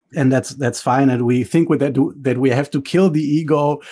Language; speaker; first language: English; early bilingual, other home language; Bulgarian